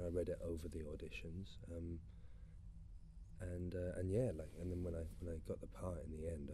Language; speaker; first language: English; native; English